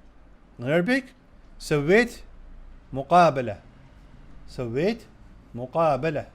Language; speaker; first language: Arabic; non-native, fluent; Urdu